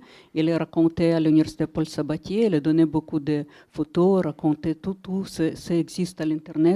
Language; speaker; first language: French; non-native, fluent; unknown